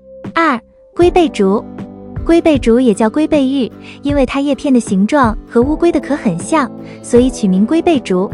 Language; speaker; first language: Chinese; native; Chinese